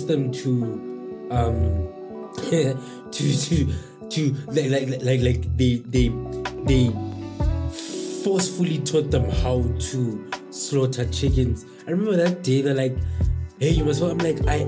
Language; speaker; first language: English; non-native, local second language; Southern Sotho